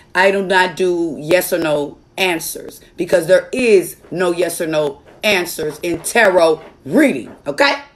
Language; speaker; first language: English; native; English